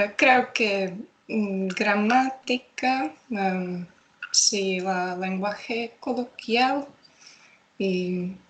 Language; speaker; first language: Spanish; non-native, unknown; Latvian